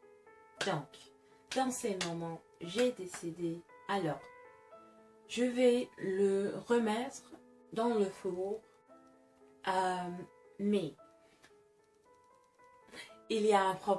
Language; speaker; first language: French; non-native, fluent; English